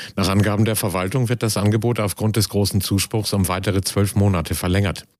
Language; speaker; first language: German; native; German